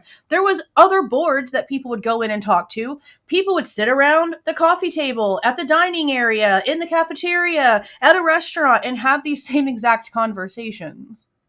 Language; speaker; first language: English; native; English